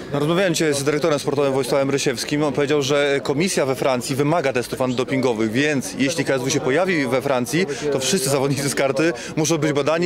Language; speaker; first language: Polish; native; Polish